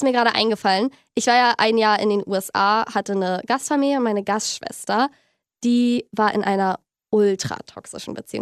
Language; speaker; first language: German; native; German